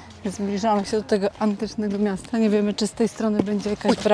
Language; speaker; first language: Polish; native; Polish